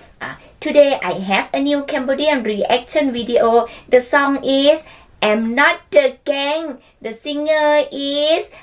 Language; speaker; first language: English; non-native, learner; Thai